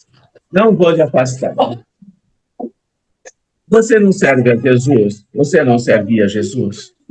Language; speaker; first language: Portuguese; native; Portuguese